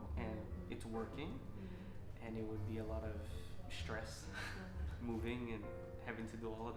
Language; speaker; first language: English; non-native, fluent; Portuguese